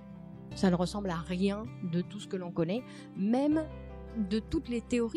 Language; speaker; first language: French; native; French